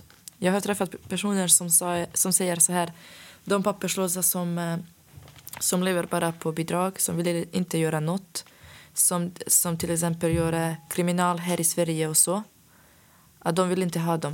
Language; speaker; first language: Swedish; non-native, fluent; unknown